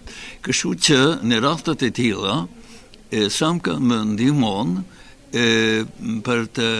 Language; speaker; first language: Albanian; non-native, fluent; Swedish